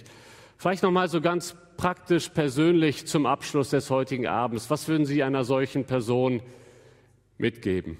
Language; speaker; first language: German; native; German